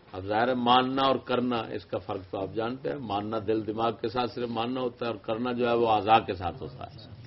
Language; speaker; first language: Urdu; non-native, local second language; Punjabi